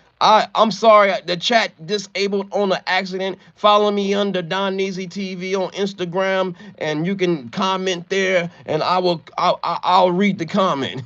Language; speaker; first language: English; native; English